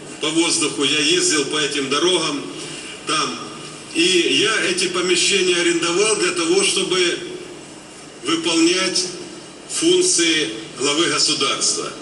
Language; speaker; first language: Russian; native; Russian